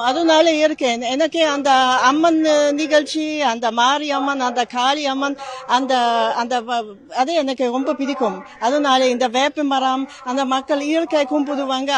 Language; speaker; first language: Tamil; non-native, learner; German